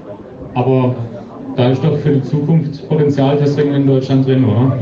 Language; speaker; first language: German; native; German